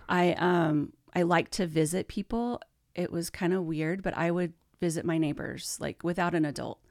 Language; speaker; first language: English; native; English